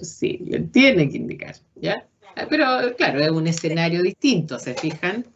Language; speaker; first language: Spanish; native; Spanish